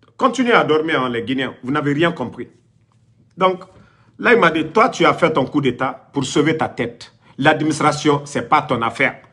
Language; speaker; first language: French; non-native, local second language; Mandingo